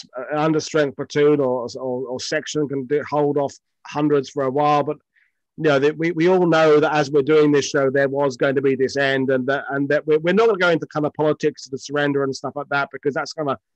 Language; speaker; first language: English; native; English